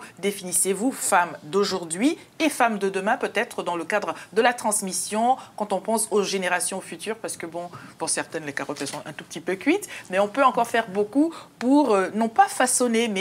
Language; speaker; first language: French; native; French